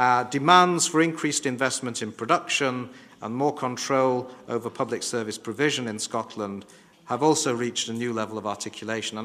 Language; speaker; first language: English; native; English